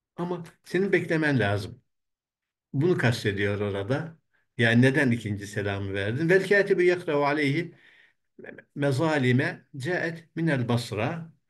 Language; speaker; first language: Turkish; native; Turkish